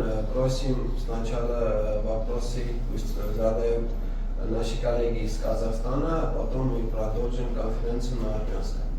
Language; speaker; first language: Russian; non-native, fluent; Armenian